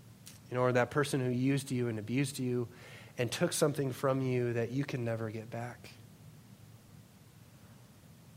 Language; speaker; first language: English; native; English